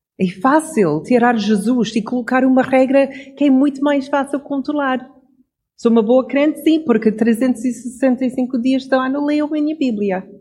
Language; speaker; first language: Portuguese; non-native, fluent; English